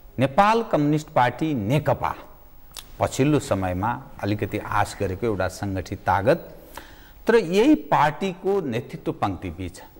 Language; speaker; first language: Nepali; native; Nepali